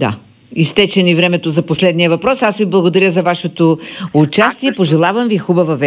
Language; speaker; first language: Bulgarian; native; Bulgarian